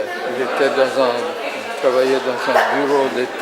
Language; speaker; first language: French; non-native, fluent; Italian